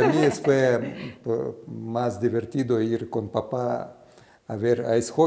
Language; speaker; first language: Spanish; non-native, fluent; Russian